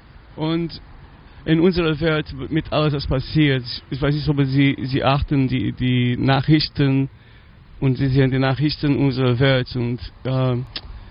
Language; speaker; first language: German; non-native, learner; English